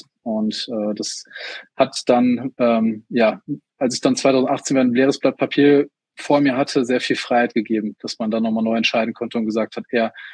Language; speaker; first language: German; native; German